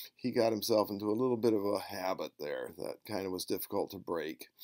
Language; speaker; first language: English; native; English